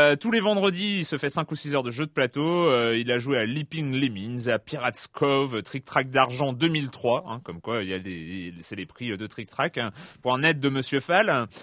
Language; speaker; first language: French; native; French